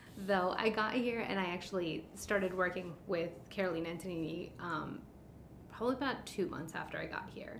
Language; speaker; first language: English; early bilingual, other home language; Spanish